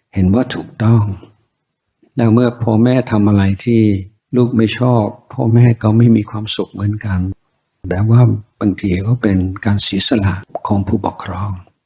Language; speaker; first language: Thai; non-native, fluent; English